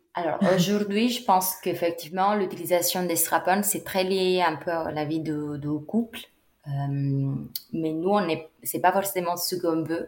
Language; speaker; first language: French; non-native, fluent; Italian